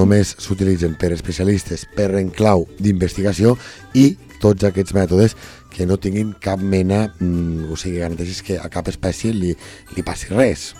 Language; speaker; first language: Catalan; native; Catalan